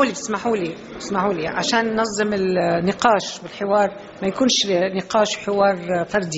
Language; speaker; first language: Arabic; native; Arabic